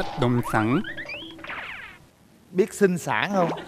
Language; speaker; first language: Vietnamese; non-native, learner; Japanese